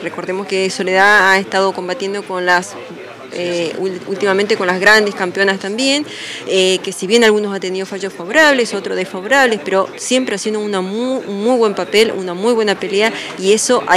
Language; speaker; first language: Spanish; native; Spanish